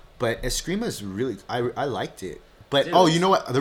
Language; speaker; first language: English; early bilingual, other home language; Filipino